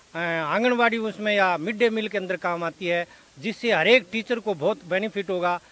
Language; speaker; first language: Hindi; native; Hindi